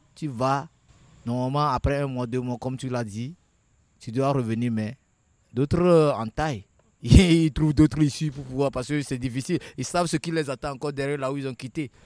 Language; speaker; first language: French; non-native, local second language; Ewe